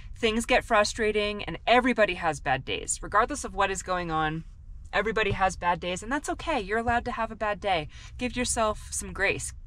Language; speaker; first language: English; native; English